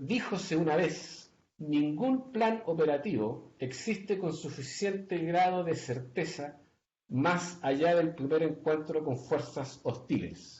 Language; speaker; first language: Spanish; native; Spanish